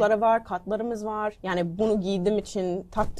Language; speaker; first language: Turkish; non-native, learner; English